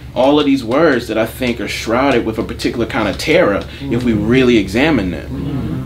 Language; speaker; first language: English; native; English